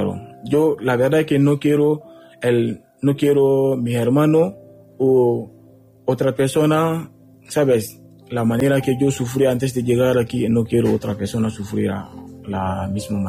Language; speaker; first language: Spanish; non-native, learner; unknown